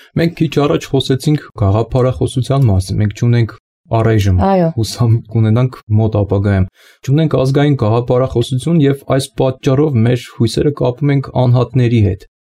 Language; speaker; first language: Armenian; native; Armenian